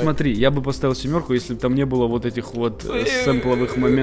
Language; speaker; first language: Russian; native; Russian